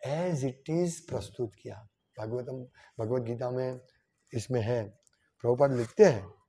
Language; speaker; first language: Hindi; non-native, local second language; Gujarati